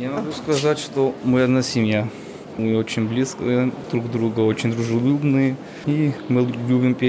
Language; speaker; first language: Russian; non-native, learner; Georgian